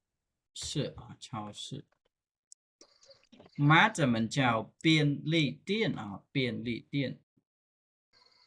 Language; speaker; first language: Chinese; non-native, fluent; Khmer